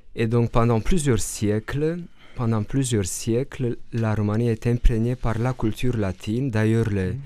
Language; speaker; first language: French; non-native, fluent; Romanian